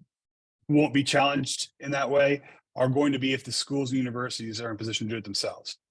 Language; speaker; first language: English; native; English